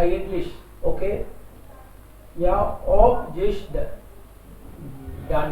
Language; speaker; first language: German; non-native, fluent; Hindi